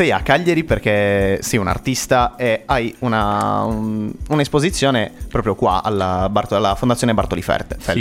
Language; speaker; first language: Italian; native; Italian